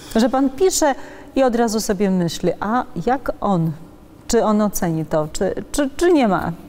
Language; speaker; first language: Polish; native; Polish